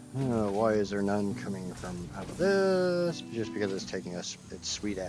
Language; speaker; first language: English; native; English